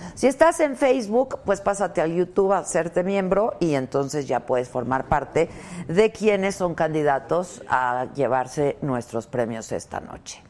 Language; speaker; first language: Spanish; native; Spanish